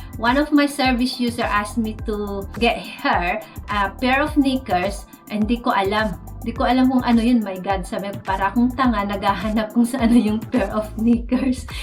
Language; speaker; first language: Filipino; native; Filipino